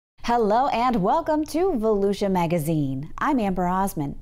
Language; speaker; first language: English; native; English